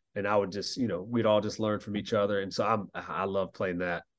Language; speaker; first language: English; native; English